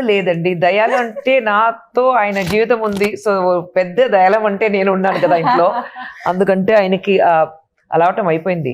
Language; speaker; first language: Telugu; non-native, fluent; Hindi